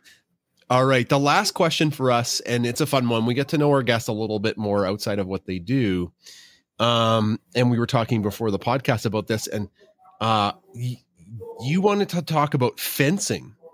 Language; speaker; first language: English; native; English